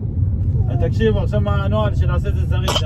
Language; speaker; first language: Hebrew; native; Hebrew